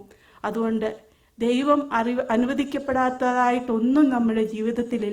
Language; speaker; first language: Malayalam; native; Malayalam